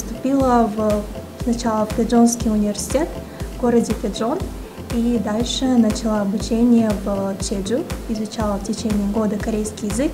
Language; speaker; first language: Russian; non-native, local second language; Kazakh